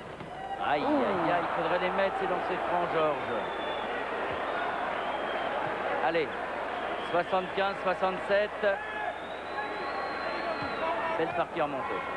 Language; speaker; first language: French; native; French